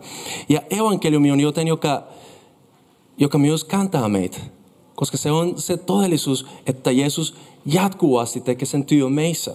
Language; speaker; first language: Finnish; non-native, fluent; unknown